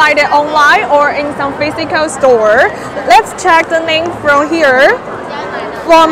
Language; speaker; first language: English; non-native, fluent; Chinese